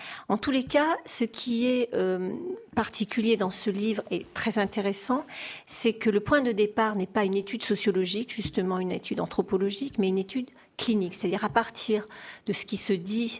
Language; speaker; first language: French; native; French